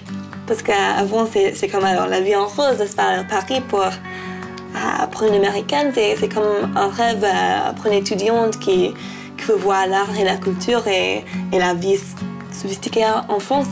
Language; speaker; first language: French; non-native, learner; English